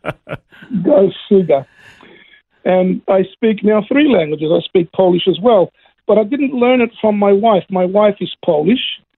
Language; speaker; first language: English; native; English